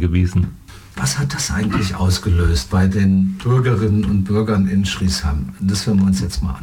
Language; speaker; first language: German; native; German